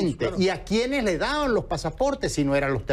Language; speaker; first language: Spanish; native; Spanish